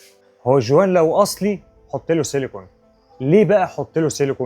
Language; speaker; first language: Arabic; native; Arabic